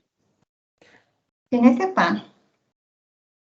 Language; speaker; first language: French; non-native, learner; Portuguese